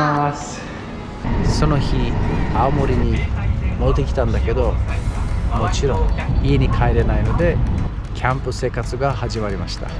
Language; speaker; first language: Japanese; non-native, fluent; Romanian